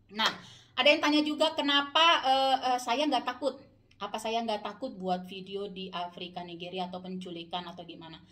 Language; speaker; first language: Indonesian; native; Indonesian